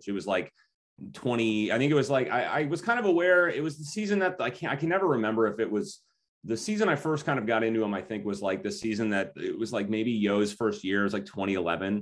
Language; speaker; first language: English; native; English